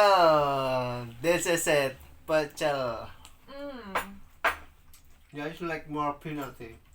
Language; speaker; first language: English; non-native, learner; Indonesian